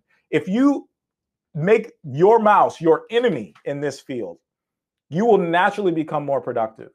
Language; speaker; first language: English; native; English